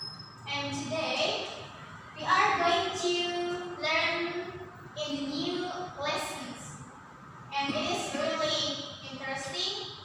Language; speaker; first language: English; non-native, learner; Indonesian